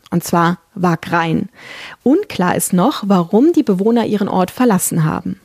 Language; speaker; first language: German; native; German